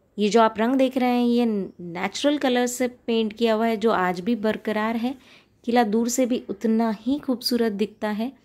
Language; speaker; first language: Hindi; non-native, local second language; Marathi